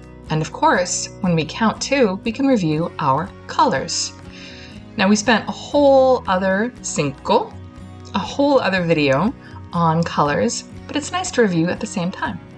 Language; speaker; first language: English; native; English